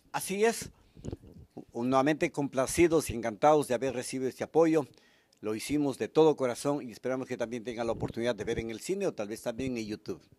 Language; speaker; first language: Spanish; native; Spanish